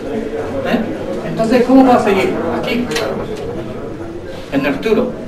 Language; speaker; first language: Spanish; non-native, learner; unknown